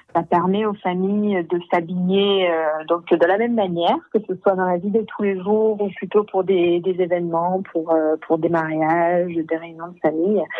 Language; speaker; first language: French; early bilingual, other home language; English